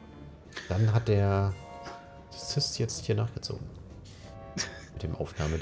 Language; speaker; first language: German; native; German